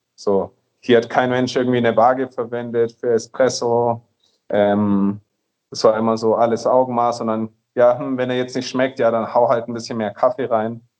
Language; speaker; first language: German; native; German